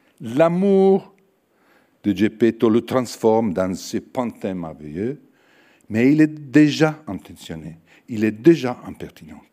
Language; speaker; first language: French; non-native, fluent; Italian